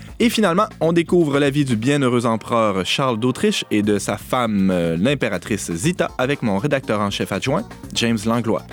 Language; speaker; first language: French; native; French